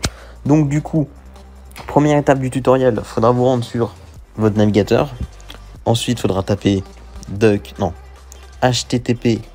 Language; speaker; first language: French; native; French